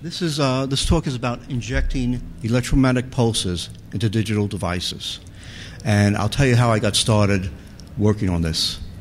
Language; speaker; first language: English; native; English